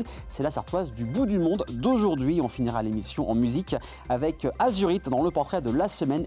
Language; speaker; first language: French; native; French